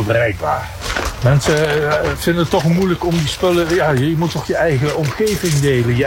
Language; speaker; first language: Dutch; native; Dutch